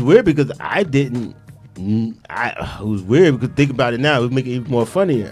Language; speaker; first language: English; native; English